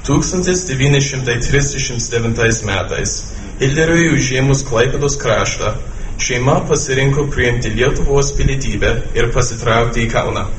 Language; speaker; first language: Lithuanian; early bilingual, heritage; Lithuanian